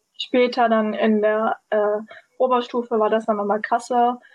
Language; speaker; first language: German; early bilingual, other home language; Turkish